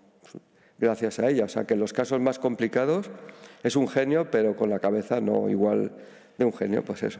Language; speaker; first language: Spanish; native; Spanish